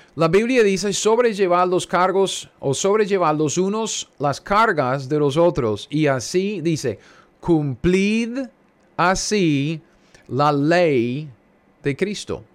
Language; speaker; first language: Spanish; non-native, fluent; English